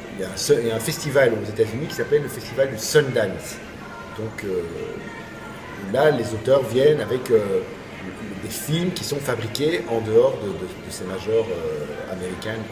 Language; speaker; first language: French; native; French